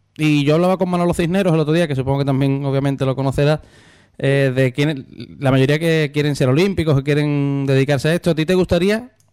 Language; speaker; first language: Spanish; native; Spanish